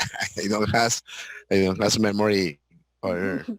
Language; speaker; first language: English; non-native, learner; Spanish